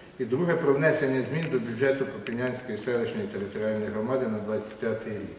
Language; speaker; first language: Ukrainian; native; Ukrainian